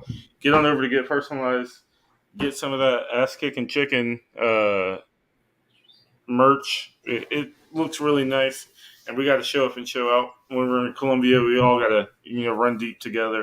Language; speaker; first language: English; native; English